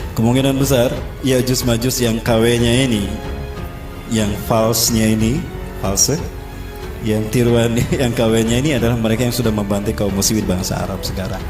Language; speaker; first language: Indonesian; native; Indonesian